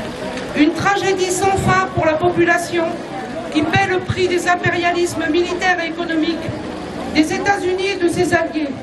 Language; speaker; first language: French; native; French